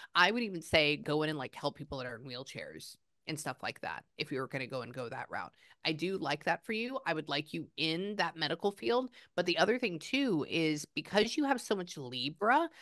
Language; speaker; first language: English; native; English